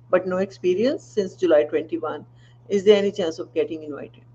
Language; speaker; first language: English; non-native, local second language; Punjabi